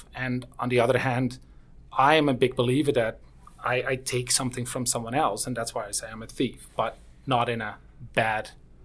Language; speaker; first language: English; non-native, fluent; Dutch